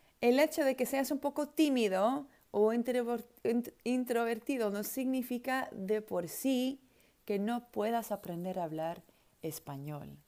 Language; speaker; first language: Spanish; non-native, fluent; Dutch